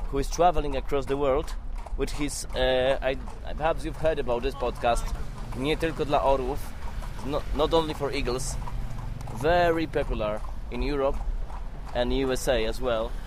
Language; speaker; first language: English; non-native, fluent; Polish